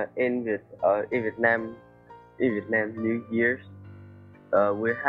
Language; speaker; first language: English; non-native, learner; Vietnamese